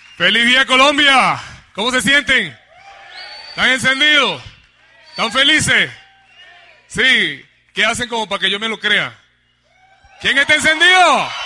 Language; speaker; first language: Spanish; native; Spanish